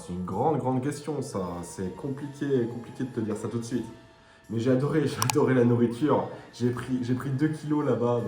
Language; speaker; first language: French; native; French